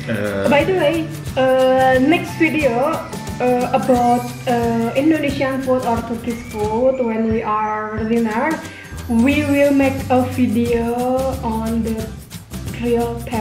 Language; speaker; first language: English; non-native, learner; Indonesian